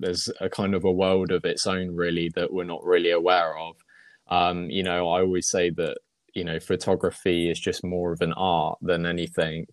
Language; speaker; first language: English; native; English